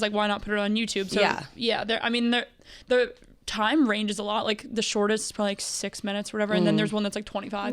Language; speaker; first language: English; native; English